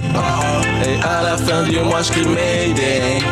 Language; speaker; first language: French; non-native, local second language; Baoulé